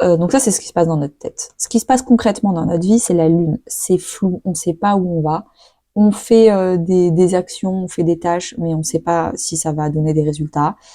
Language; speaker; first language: French; native; French